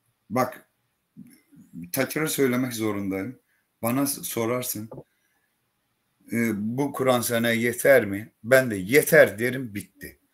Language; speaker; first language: Turkish; non-native, learner; Azerbaijani